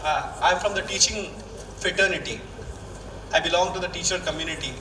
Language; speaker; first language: English; non-native, local second language; Malayalam